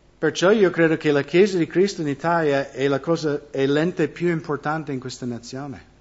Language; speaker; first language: Italian; non-native, fluent; English